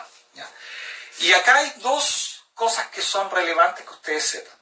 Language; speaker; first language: Spanish; native; Spanish